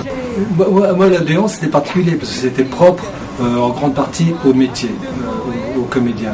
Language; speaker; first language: French; native; French